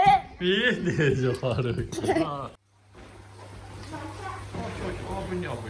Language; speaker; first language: Japanese; native; Japanese